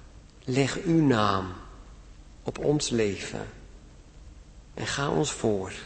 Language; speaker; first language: Dutch; native; Dutch